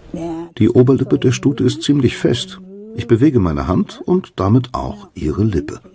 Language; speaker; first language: German; native; German